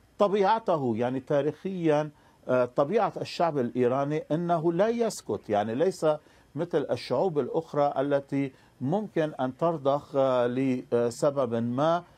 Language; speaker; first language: Arabic; non-native, fluent; Persian